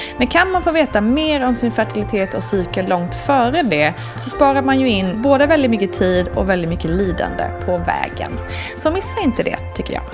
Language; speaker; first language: Swedish; native; Swedish